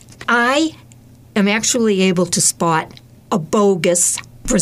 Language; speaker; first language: English; native; English